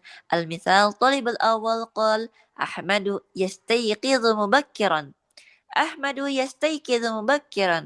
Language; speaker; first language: Arabic; non-native, learner; Indonesian